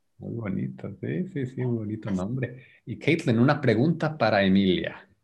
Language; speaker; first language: Spanish; native; Spanish